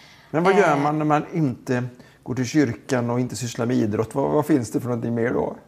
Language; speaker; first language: Swedish; native; Swedish